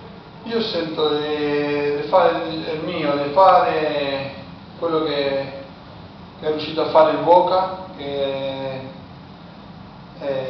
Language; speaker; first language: Italian; non-native, fluent; Spanish